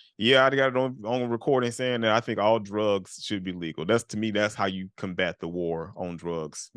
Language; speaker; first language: English; native; English